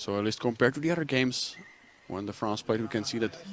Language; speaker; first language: English; non-native, fluent; Czech